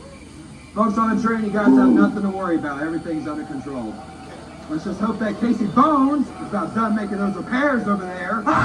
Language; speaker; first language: English; native; English